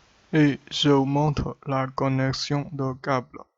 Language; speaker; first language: French; non-native, learner; Chinese